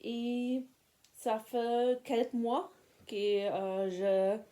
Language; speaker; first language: French; non-native, fluent; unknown